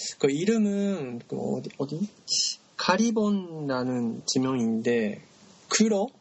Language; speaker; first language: Korean; non-native, learner; Japanese